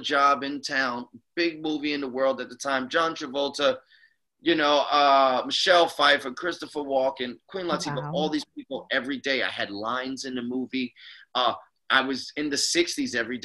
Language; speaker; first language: English; native; English